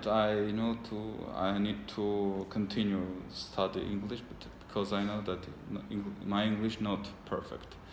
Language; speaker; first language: English; non-native, learner; Armenian